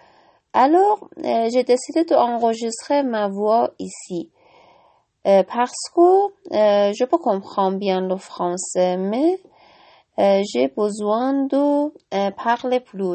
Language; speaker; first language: French; non-native, learner; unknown